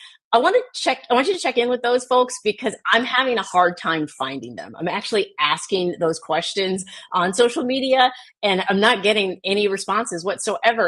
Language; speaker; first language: English; native; English